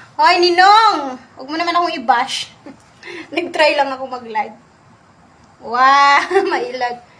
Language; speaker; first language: Filipino; non-native, local second language; Cebuano